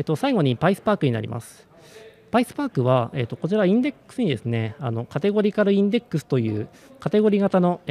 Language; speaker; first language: Japanese; native; Japanese